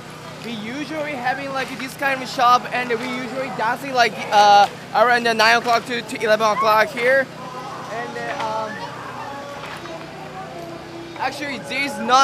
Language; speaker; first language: English; non-native, learner; Japanese